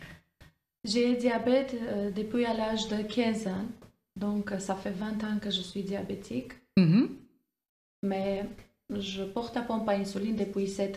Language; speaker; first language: French; non-native, fluent; Armenian